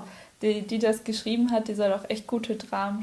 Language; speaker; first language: German; native; German